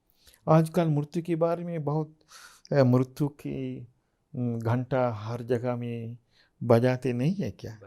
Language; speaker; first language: Hindi; non-native, fluent; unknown